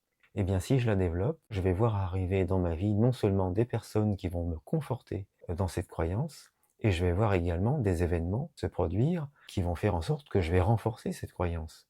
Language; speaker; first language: French; native; French